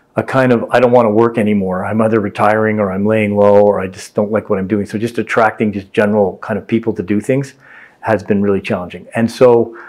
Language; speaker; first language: English; native; English